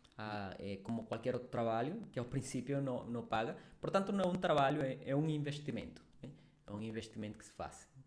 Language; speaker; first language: Portuguese; non-native, fluent; Spanish